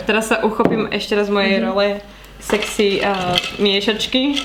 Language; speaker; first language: Slovak; native; Slovak